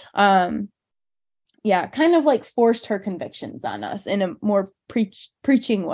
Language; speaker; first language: English; native; English